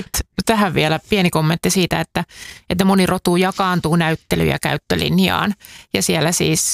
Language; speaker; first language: Finnish; native; Finnish